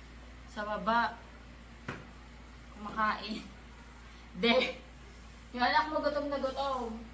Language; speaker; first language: Filipino; native; Filipino